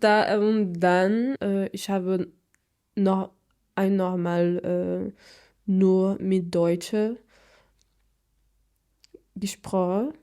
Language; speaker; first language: German; non-native, learner; Portuguese